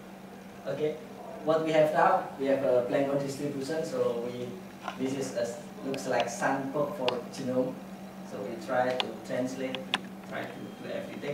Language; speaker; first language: English; non-native, fluent; Indonesian